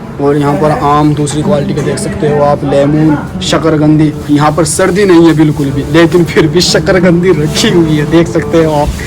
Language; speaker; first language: Urdu; native; Urdu